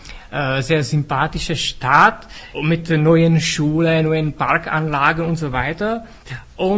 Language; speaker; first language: German; non-native, fluent; Czech